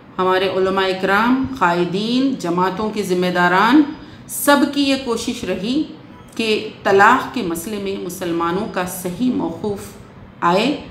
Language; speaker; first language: Urdu; native; Urdu